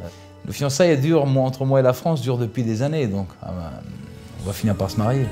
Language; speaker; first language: French; early bilingual, other home language; Portuguese